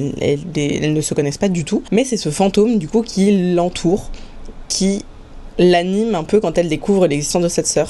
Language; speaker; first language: French; native; French